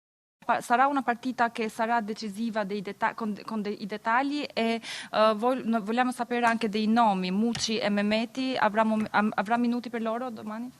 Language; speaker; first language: Italian; non-native, fluent; Albanian